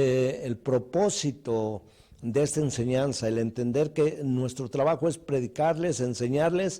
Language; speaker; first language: Spanish; native; Spanish